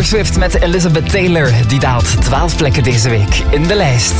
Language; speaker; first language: Dutch; native; Dutch